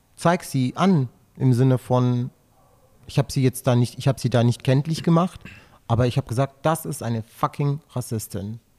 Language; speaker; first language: German; native; German